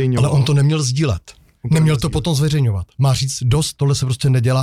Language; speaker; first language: Czech; native; Czech